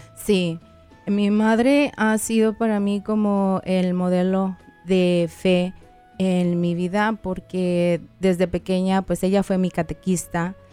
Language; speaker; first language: Spanish; native; Spanish